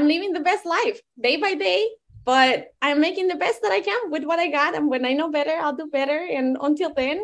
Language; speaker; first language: English; non-native, fluent; Spanish